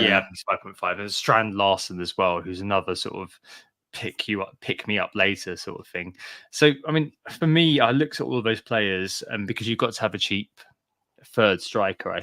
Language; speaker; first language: English; native; English